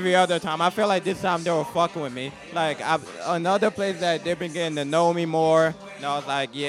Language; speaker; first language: English; native; English